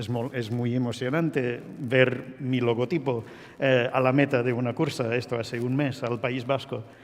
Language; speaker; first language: Spanish; non-native, fluent; English